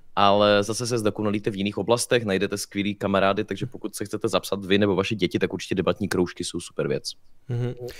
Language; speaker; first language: Czech; early bilingual, other home language; Russian